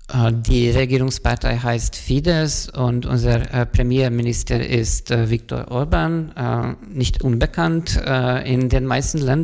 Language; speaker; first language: German; non-native, fluent; Hungarian